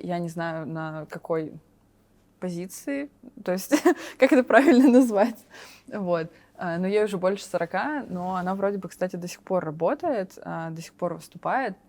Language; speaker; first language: Russian; native; Russian